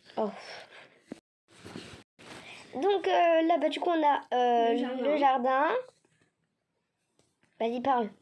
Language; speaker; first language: French; native; French